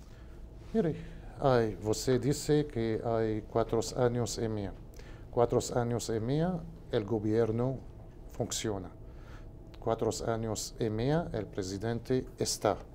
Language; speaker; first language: Portuguese; non-native, learner; Spanish